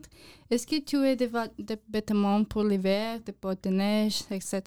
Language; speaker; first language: French; non-native, learner; English